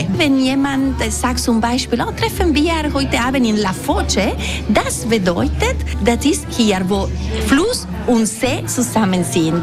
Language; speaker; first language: German; non-native, local second language; Italian